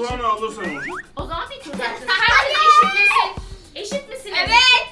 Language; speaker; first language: Turkish; native; Turkish